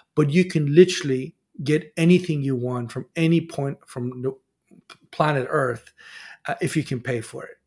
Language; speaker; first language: English; non-native, fluent; Persian